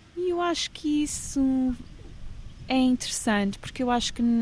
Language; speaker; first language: Portuguese; early bilingual, heritage; English